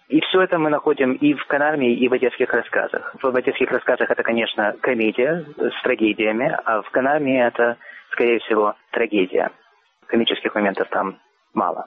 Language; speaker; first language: Russian; native; Russian